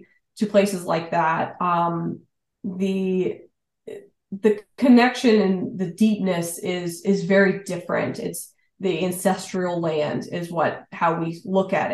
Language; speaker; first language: English; native; English